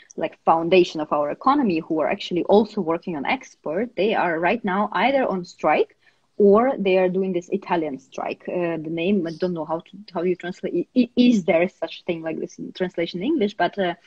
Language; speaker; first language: English; non-native, fluent; Russian